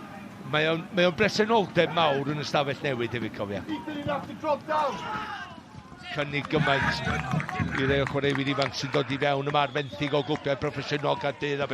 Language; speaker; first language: Welsh; native; Welsh